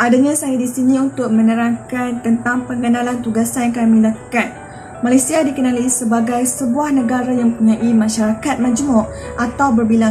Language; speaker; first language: Malay; native; Malay